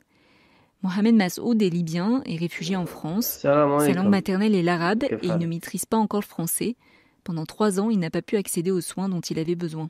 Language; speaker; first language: French; native; French